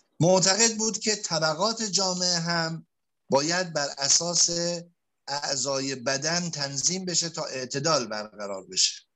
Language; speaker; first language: Persian; native; Persian